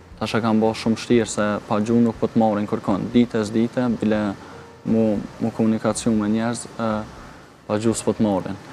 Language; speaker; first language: Albanian; early bilingual, heritage; Albanian